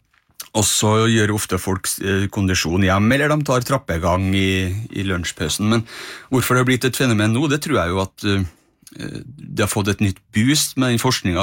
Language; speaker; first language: Norwegian; native; Norwegian